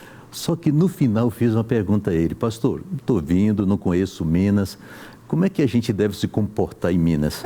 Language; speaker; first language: Portuguese; native; Portuguese